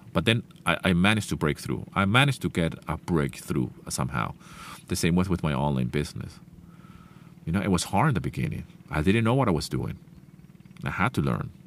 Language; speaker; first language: English; non-native, fluent; Spanish